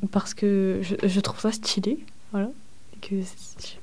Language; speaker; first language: French; native; French